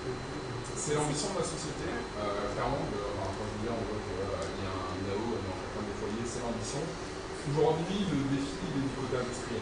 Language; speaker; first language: French; native; French